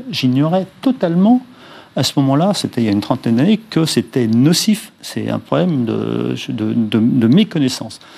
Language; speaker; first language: French; native; French